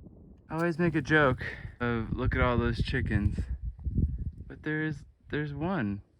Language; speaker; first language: English; native; English